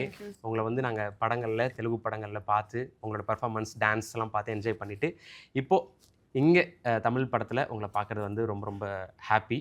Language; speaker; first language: Tamil; native; Tamil